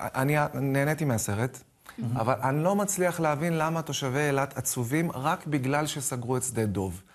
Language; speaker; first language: Hebrew; native; Hebrew